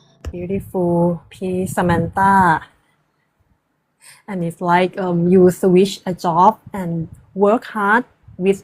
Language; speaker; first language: English; non-native, learner; Thai